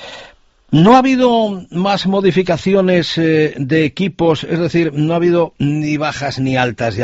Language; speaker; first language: Spanish; native; Spanish